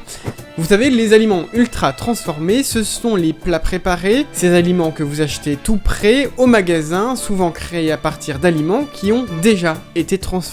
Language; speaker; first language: French; native; French